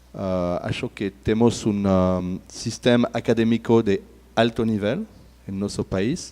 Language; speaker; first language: Portuguese; non-native, learner; French